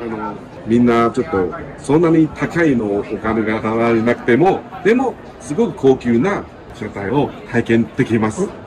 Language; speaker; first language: Japanese; non-native, learner; Chinese